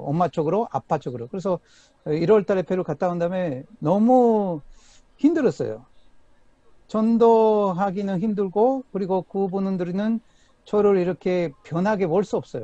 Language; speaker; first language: Korean; non-native, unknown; Spanish